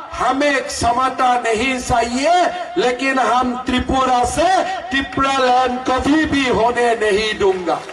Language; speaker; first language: Hindi; non-native, local second language; Bangla